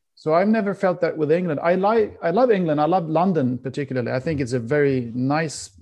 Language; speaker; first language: English; non-native, fluent; Swedish